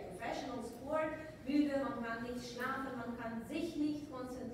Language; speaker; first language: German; non-native, fluent; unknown